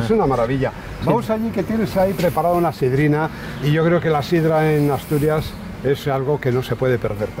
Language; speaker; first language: Spanish; native; Spanish